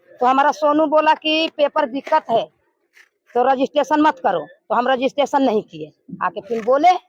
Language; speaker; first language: Hindi; native; Hindi